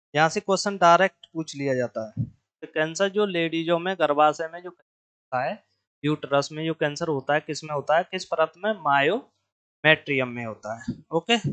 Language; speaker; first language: Hindi; native; Hindi